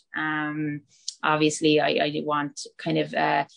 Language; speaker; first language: English; native; English